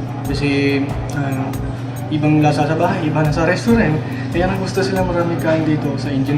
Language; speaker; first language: Filipino; non-native, learner; Punjabi